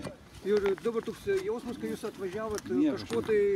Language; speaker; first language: Lithuanian; native; Lithuanian